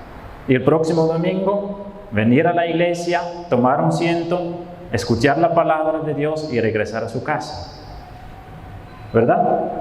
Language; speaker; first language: Spanish; non-native, fluent; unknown